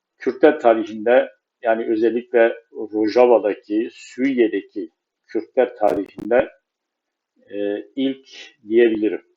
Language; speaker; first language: Turkish; non-native, local second language; Kurdish